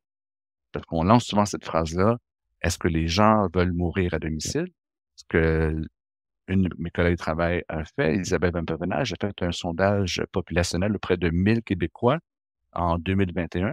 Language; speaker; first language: French; native; French